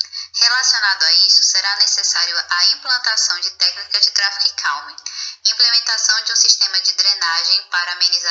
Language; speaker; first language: Portuguese; native; Portuguese